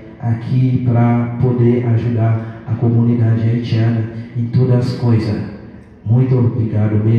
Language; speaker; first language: Portuguese; non-native, local second language; Haitian Creole